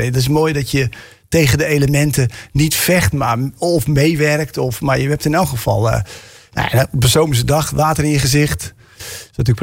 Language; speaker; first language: Dutch; native; Dutch